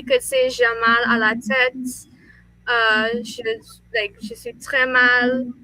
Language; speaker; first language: French; non-native, learner; English